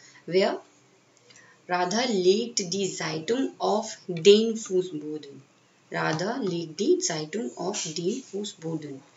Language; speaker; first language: German; non-native, fluent; Hindi